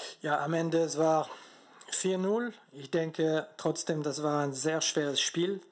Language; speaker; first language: German; non-native, fluent; French